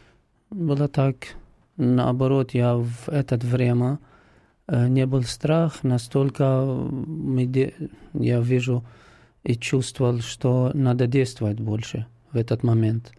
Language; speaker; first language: Russian; non-native, fluent; Arabic